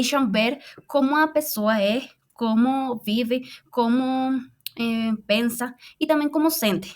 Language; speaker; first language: Portuguese; non-native, fluent; Spanish